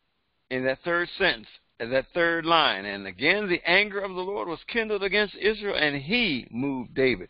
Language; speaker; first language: English; native; English